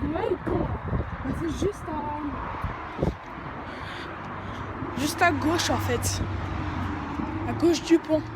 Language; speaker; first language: French; native; French